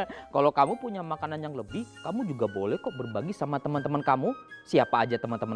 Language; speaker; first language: Indonesian; native; Indonesian